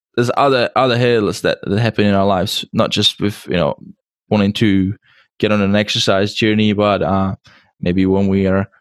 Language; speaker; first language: English; non-native, fluent; Czech